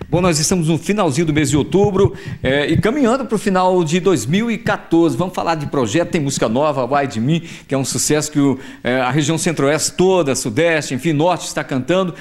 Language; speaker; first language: Portuguese; native; Portuguese